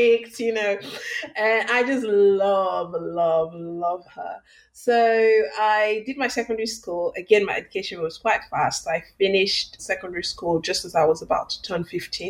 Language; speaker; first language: English; non-native, local second language; Yoruba